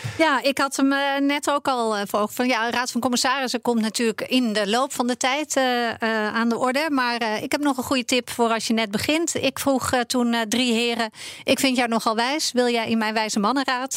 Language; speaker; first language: Dutch; native; Dutch